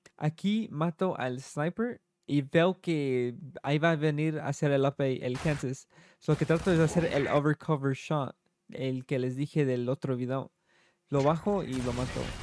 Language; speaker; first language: Spanish; early bilingual, heritage; Spanish